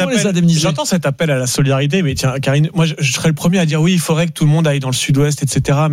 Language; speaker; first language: French; native; French